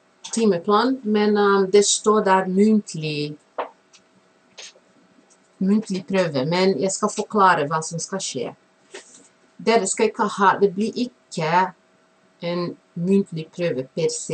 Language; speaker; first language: Norwegian; non-native, fluent; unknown